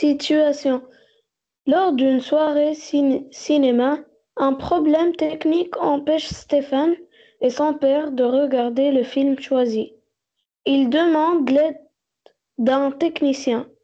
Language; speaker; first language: French; non-native, learner; Arabic